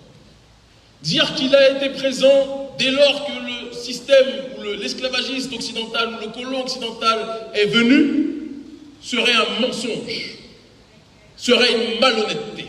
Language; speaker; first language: French; native; French